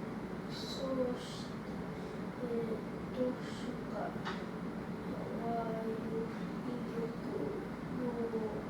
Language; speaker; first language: Japanese; non-native, learner; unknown